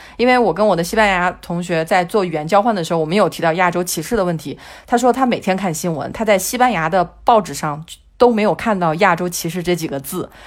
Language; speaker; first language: Chinese; native; Chinese